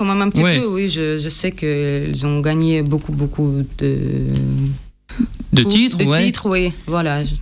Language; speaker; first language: French; non-native, learner; Russian